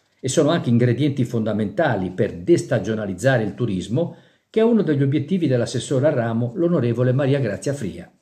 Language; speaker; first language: Italian; native; Italian